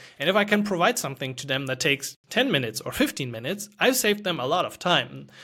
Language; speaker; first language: English; non-native, fluent; German